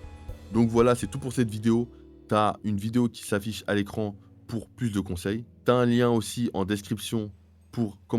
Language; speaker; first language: French; native; French